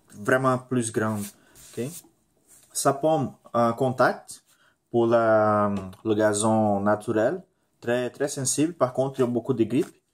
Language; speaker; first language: French; non-native, fluent; Portuguese